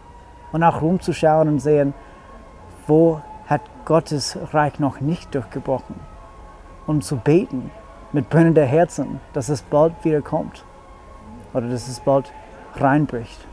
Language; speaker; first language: German; non-native, fluent; English